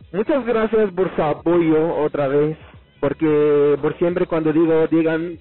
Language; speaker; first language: Spanish; non-native, fluent; Arabic